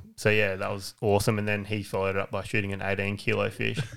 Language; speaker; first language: English; native; English